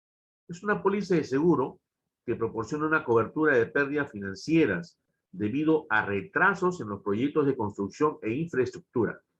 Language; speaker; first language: Spanish; native; Spanish